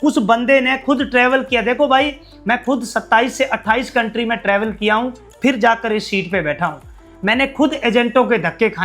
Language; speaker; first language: Hindi; native; Hindi